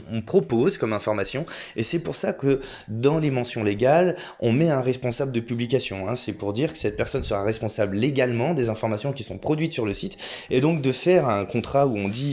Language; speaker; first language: French; native; French